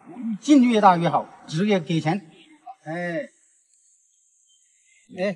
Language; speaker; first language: Chinese; native; Chinese